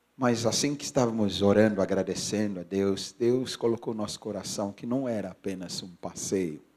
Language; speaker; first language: Portuguese; non-native, fluent; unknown